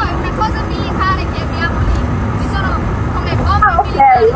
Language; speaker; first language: Italian; non-native, learner; English